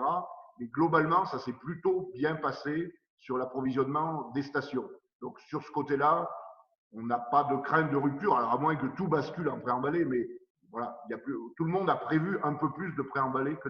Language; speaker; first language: French; native; French